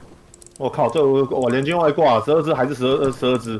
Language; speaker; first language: Chinese; native; Chinese